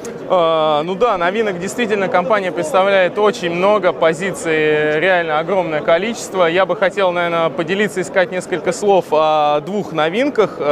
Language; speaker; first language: Russian; native; Russian